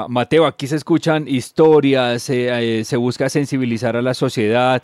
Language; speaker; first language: Spanish; native; Spanish